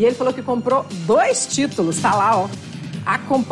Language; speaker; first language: Portuguese; native; Portuguese